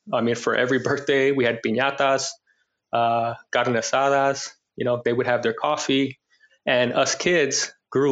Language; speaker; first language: English; native; English